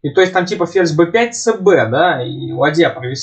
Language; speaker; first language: Russian; native; Russian